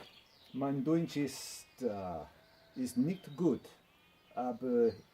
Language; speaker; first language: German; non-native, learner; English